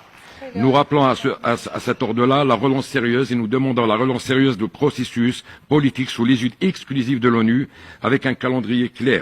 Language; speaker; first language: French; non-native, local second language; Arabic